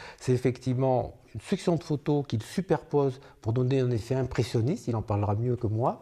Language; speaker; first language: French; native; French